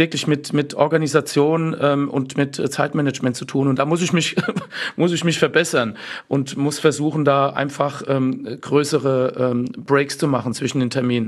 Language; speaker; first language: German; native; German